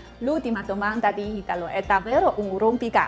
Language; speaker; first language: Italian; non-native, fluent; Chinese